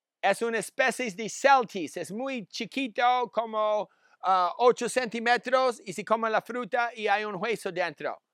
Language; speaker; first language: Spanish; non-native, learner; English